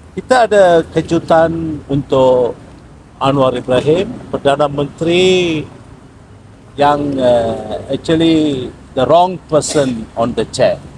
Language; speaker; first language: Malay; non-native, local second language; Tamil